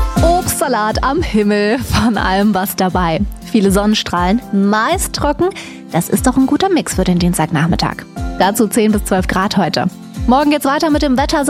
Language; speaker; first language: German; native; German